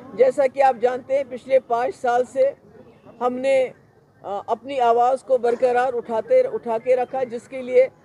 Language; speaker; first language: Urdu; non-native, local second language; Kashmiri